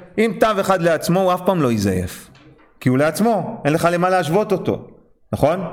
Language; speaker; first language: Hebrew; non-native, fluent; English